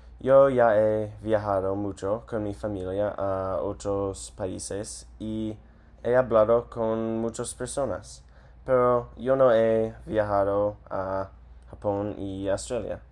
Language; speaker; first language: Spanish; non-native, learner; English